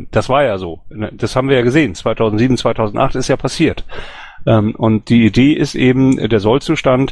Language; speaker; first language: German; native; German